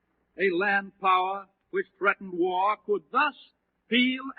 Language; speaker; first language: English; native; English